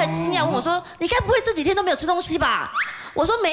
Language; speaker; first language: Chinese; native; Chinese